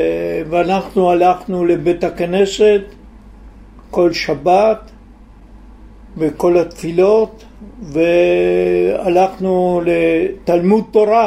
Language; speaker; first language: Hebrew; non-native, fluent; Italian